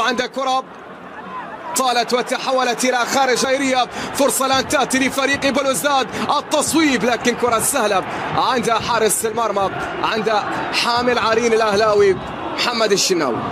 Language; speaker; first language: Arabic; native; Arabic